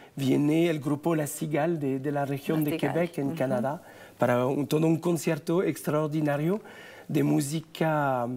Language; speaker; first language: Spanish; non-native, fluent; French